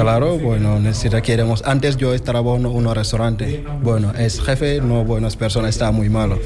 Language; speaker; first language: Spanish; non-native, learner; Wolof